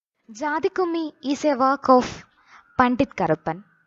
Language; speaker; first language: English; non-native, local second language; Malayalam